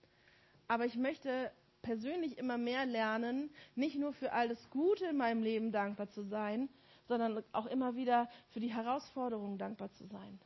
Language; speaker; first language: German; native; German